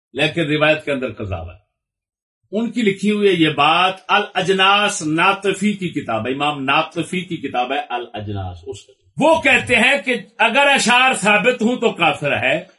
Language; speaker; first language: Urdu; non-native, local second language; Punjabi